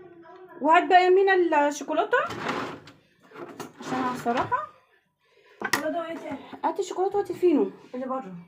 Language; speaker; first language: Arabic; native; Arabic